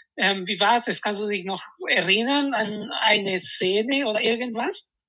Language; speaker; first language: German; non-native, fluent; Spanish